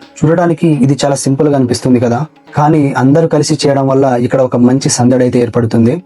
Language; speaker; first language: Telugu; non-native, local second language; Lambadi